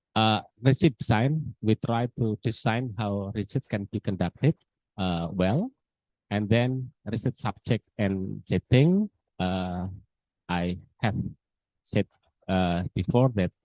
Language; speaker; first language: English; non-native, learner; Indonesian